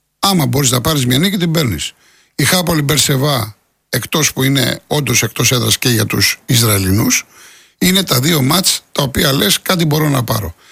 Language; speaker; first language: Greek; native; Greek